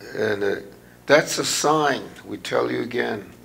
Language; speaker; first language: English; non-native, local second language; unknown